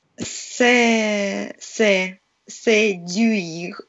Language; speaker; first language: French; non-native, learner; Russian